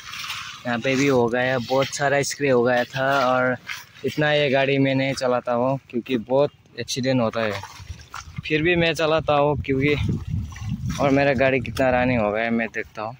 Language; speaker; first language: Hindi; non-native, local second language; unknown